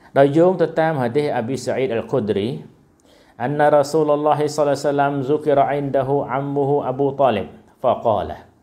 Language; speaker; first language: Khmer; non-native, local second language; Western Cham